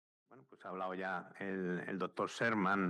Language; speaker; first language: Spanish; native; Spanish